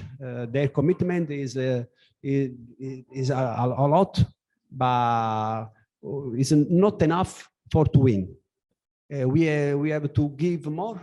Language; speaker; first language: English; non-native, learner; Italian